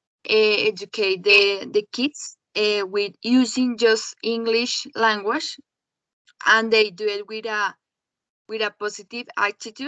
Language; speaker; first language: English; non-native, learner; Spanish